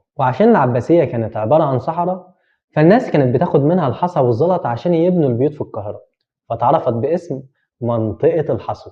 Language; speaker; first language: Arabic; native; Arabic